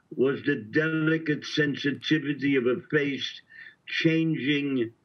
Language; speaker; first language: English; native; English